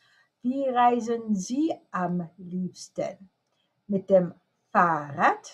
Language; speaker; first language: German; non-native, fluent; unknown